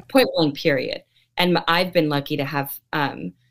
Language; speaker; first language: English; early bilingual, other home language; Filipino